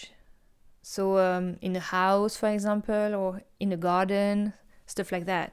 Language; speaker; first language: English; non-native, fluent; French